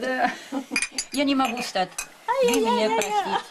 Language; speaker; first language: Russian; non-native, learner; French